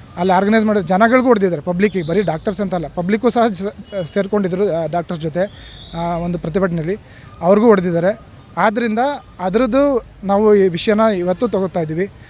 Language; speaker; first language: Kannada; native; Kannada